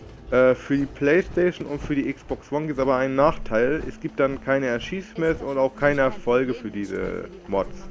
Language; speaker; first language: German; native; German